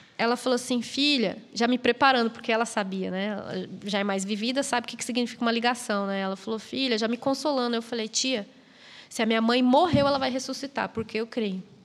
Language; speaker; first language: Portuguese; native; Portuguese